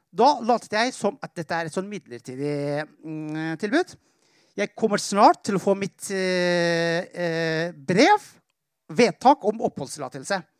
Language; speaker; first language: Norwegian; non-native, fluent; Persian